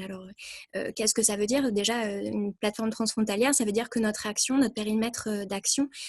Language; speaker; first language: French; native; French